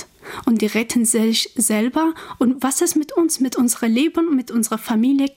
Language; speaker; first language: German; non-native, fluent; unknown